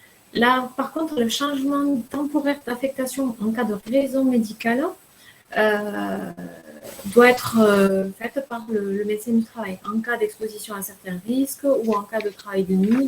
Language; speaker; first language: French; native; French